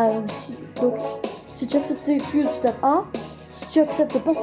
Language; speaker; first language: French; native; French